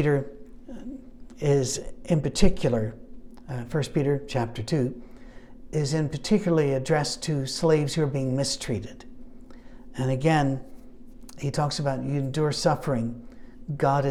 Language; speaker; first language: English; native; English